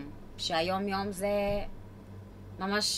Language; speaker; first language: Hebrew; native; Hebrew